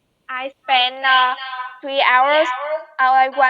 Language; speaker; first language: English; non-native, learner; Vietnamese